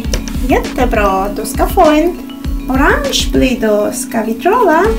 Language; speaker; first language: Swedish; non-native, fluent; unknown